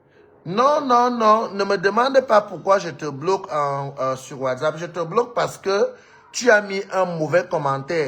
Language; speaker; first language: French; non-native, local second language; Lingala